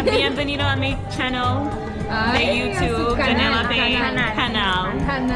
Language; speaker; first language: Spanish; non-native, learner; English